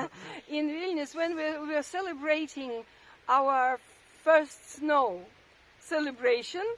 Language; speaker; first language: English; non-native, learner; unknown